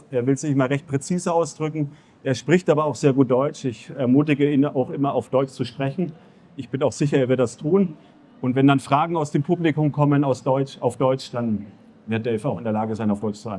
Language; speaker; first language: German; native; German